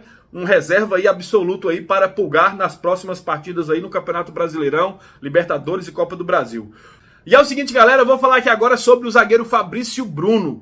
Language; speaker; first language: Portuguese; native; Portuguese